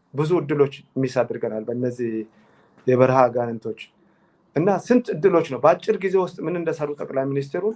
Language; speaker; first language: Amharic; non-native, local second language; Tigrinya